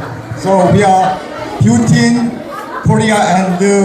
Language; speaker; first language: English; non-native, learner; Korean